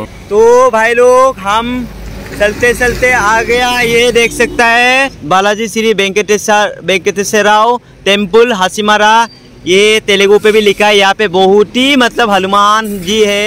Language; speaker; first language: Hindi; non-native, local second language; Assamese